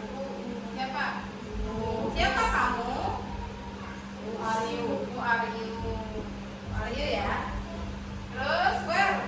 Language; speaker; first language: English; non-native, learner; Indonesian